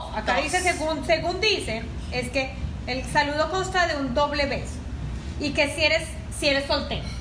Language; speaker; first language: Spanish; native; Spanish